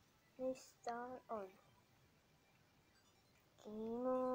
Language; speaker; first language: Finnish; non-native, learner; Estonian